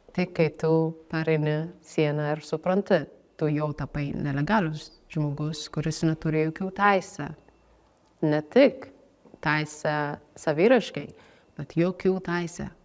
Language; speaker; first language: Lithuanian; non-native, fluent; Amharic